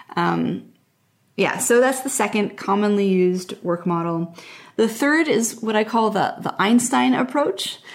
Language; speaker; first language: English; native; English